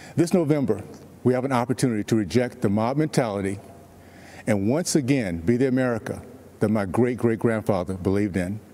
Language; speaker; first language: English; native; English